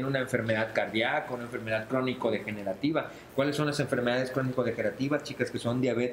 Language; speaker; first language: Spanish; native; Spanish